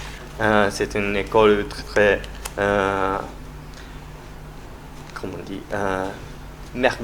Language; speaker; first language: French; non-native, learner; Japanese